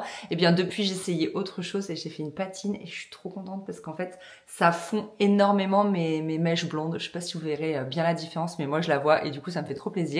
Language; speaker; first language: French; native; French